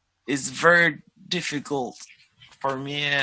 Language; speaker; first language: English; non-native, learner; Spanish